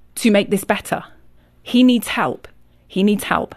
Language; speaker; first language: English; native; English